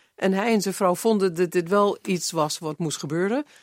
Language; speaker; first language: Dutch; non-native, fluent; English